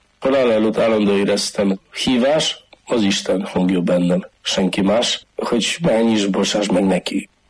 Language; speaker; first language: Hungarian; non-native, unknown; Polish